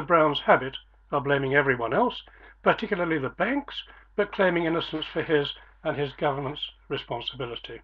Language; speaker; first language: English; native; English